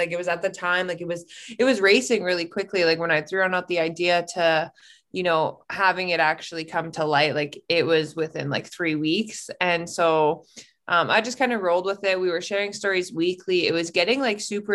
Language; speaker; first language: English; native; English